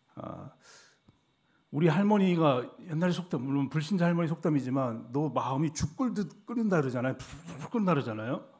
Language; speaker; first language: Korean; native; Korean